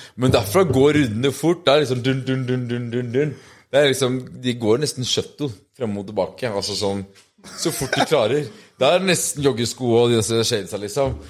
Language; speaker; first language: Norwegian; native; Norwegian